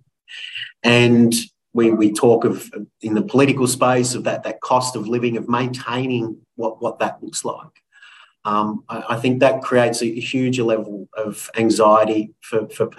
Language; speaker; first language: English; native; English